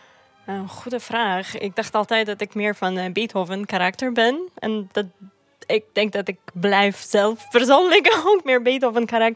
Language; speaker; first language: Dutch; non-native, fluent; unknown